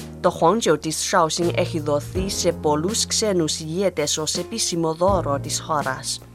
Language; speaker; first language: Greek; non-native, fluent; Chinese